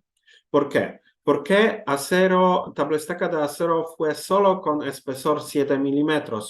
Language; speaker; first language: Spanish; non-native, learner; Polish